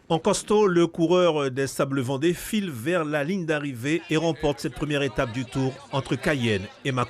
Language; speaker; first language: French; native; French